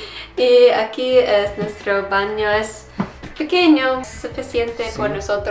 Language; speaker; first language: Spanish; non-native, learner; English